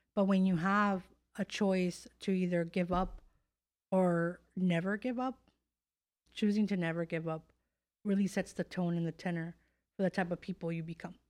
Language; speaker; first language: English; native; English